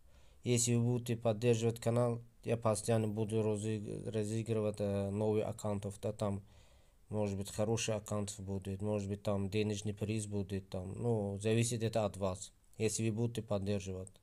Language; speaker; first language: Russian; non-native, fluent; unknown